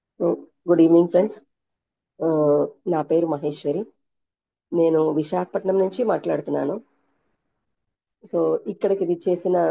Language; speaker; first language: Telugu; native; Telugu